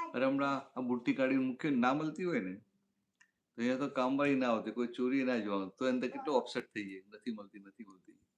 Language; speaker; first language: Gujarati; native; Gujarati